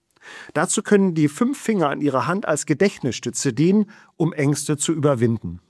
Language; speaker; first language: German; native; German